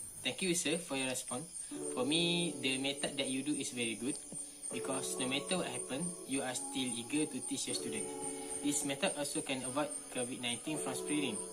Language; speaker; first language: English; non-native, local second language; Malay